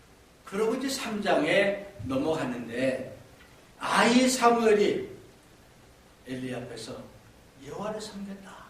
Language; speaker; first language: Korean; native; Korean